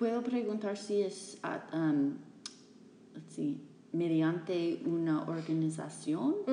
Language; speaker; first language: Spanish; non-native, fluent; English